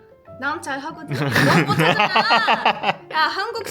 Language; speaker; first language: Korean; non-native, fluent; Russian